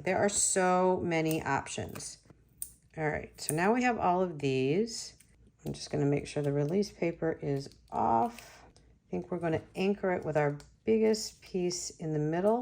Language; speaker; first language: English; native; English